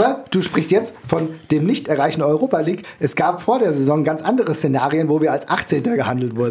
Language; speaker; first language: German; native; German